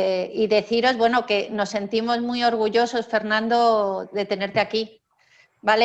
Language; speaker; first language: Spanish; native; Spanish